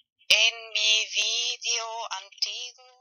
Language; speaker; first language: Spanish; non-native, fluent; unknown